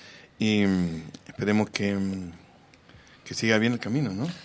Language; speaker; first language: Spanish; native; Spanish